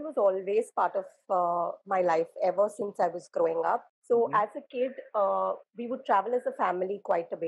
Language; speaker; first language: English; non-native, local second language; Hindi